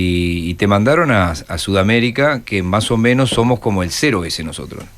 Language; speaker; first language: Spanish; native; Spanish